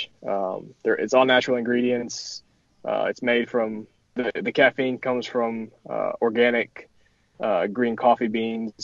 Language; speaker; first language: English; native; English